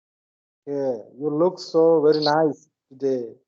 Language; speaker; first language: English; non-native, learner; Malayalam